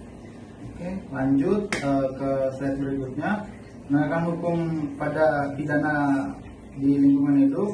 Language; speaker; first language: Indonesian; native; Indonesian